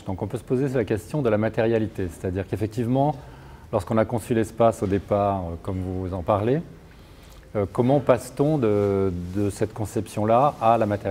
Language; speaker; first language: French; native; French